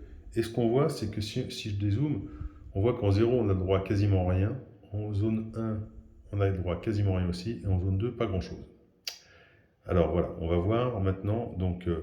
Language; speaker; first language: French; native; French